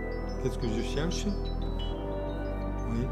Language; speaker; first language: French; non-native, fluent; Japanese